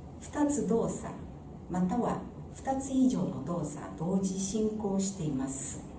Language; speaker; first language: Japanese; non-native, fluent; Chinese